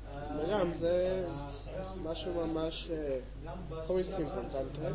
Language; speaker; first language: Hebrew; non-native, learner; Spanish